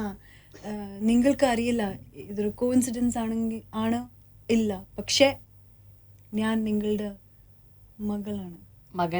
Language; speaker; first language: Malayalam; early bilingual, heritage; Malayalam